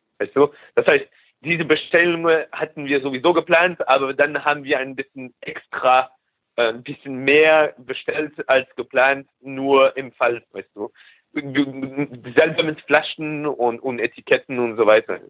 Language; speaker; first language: German; non-native, local second language; French